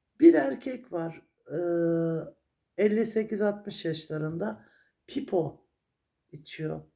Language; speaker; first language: Turkish; native; Turkish